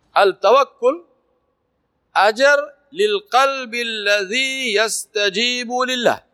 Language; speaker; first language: Arabic; non-native, fluent; Urdu